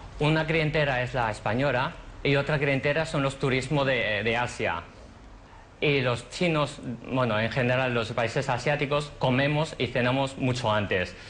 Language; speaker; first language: Spanish; non-native, fluent; Chinese